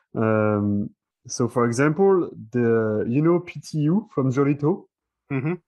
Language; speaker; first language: English; non-native, fluent; French